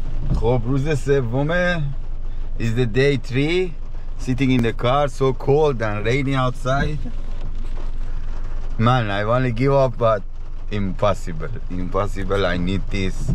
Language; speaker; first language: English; non-native, learner; Persian